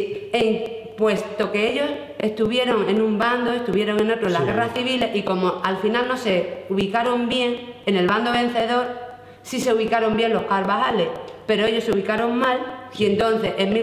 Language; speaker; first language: Spanish; native; Spanish